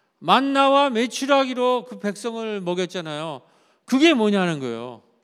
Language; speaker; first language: Korean; native; Korean